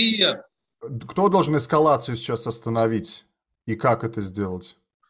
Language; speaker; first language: Russian; native; Russian